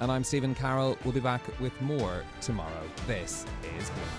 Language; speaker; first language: English; native; English